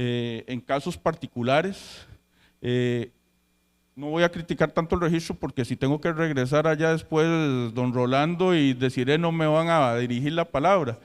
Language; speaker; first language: Spanish; native; Spanish